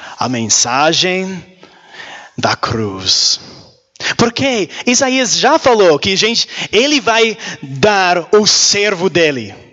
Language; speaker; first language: Portuguese; non-native, learner; English